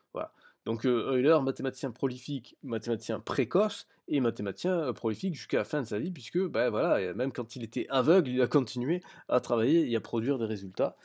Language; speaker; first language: French; native; French